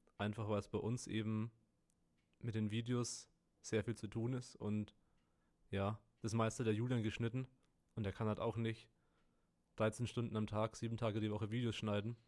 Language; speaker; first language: German; native; German